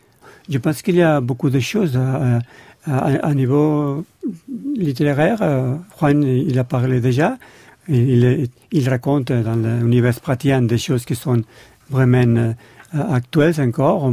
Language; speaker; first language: French; non-native, learner; Spanish